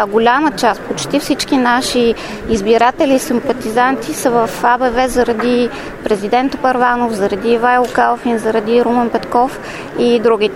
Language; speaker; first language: Bulgarian; native; Bulgarian